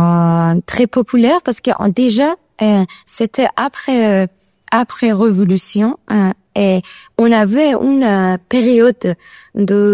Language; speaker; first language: French; non-native, learner; Persian